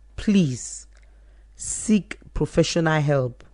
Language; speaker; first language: English; non-native, local second language; Yoruba